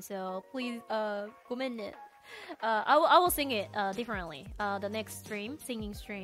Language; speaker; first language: English; non-native, fluent; Japanese